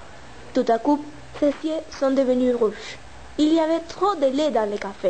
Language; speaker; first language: French; non-native, learner; Spanish